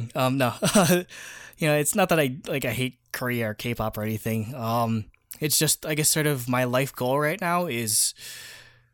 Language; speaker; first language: English; early bilingual, other home language; Filipino